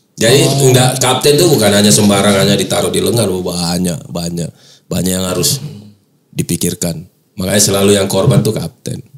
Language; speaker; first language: Indonesian; native; Indonesian